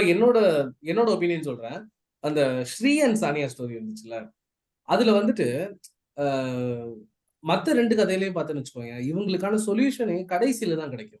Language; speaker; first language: Tamil; native; Tamil